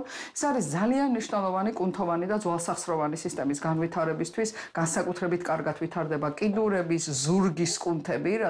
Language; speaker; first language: Georgian; native; Georgian